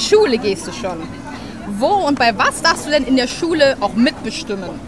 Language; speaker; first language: German; native; German